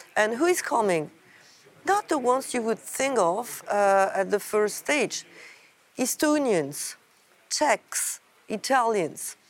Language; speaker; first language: English; non-native, fluent; French